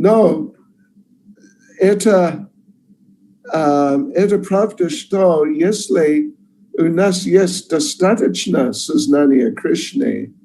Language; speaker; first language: Russian; non-native, learner; English